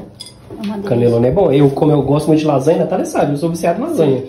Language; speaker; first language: Portuguese; native; Portuguese